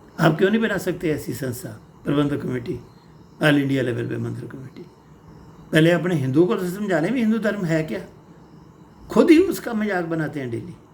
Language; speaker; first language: Hindi; non-native, local second language; Punjabi